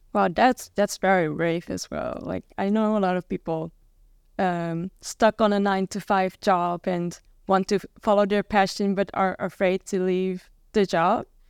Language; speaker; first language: English; non-native, fluent; Dutch